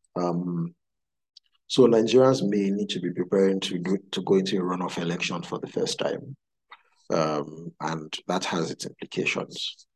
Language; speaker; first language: English; non-native, local second language; Yoruba